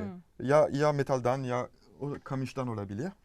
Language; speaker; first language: Turkish; non-native, fluent; French